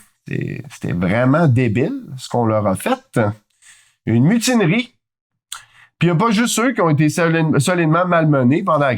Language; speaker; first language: French; native; French